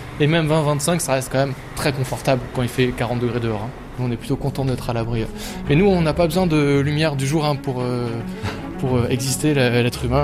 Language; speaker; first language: French; native; French